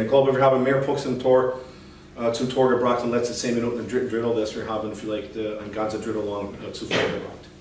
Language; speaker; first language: German; non-native, fluent; English